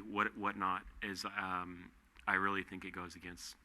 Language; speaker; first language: English; native; English